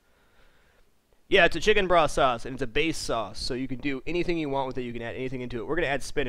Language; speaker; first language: English; native; English